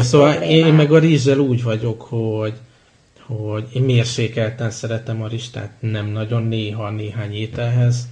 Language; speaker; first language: Hungarian; native; Hungarian